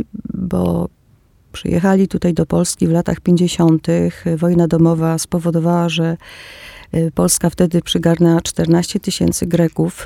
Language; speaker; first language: Polish; early bilingual, other home language; Greek